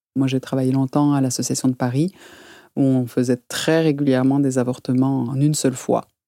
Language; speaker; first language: French; native; French